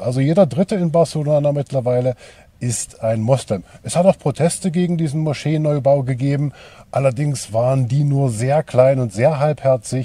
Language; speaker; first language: German; native; German